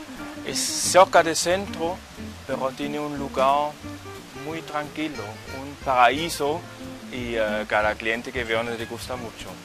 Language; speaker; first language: Spanish; non-native, fluent; German